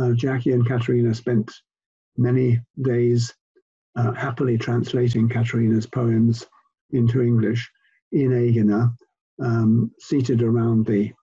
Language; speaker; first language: English; native; English